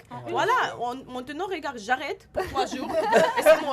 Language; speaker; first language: French; non-native, learner; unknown